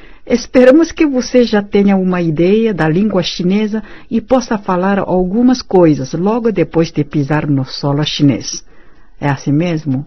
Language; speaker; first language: Portuguese; non-native, fluent; Chinese